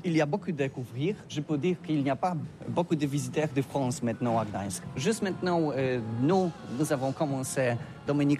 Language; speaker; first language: French; non-native, learner; Polish